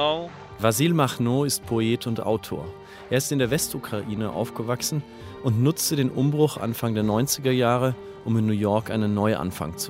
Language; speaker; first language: German; native; German